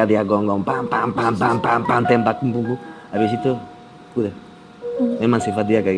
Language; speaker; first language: Indonesian; non-native, fluent; Spanish